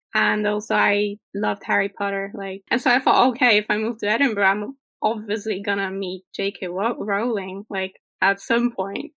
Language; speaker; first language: English; non-native, fluent; Polish